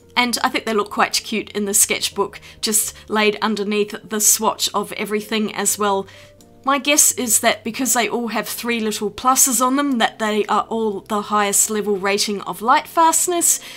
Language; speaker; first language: English; native; English